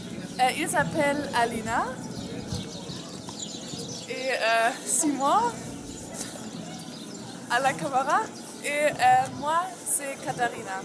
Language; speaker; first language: French; non-native, learner; German